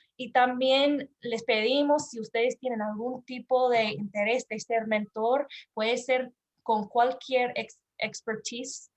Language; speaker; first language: Spanish; non-native, learner; English